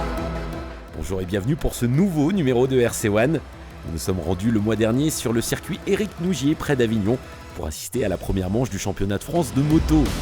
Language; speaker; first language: French; native; French